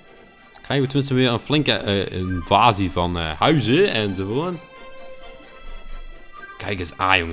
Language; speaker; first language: Dutch; native; Dutch